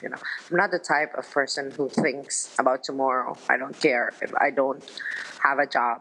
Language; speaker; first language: English; non-native, local second language; Filipino